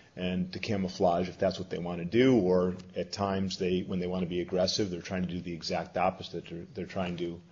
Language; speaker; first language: English; native; English